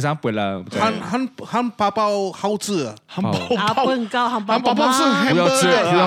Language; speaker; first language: Chinese; non-native, learner; Malay